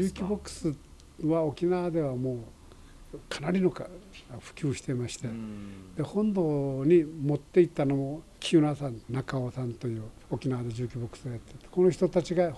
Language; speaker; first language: Japanese; native; Japanese